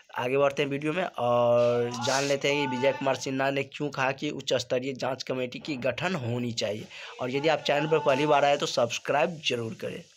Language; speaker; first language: Hindi; native; Hindi